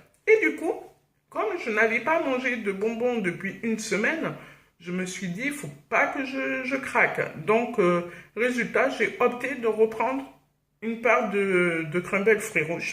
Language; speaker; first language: French; native; French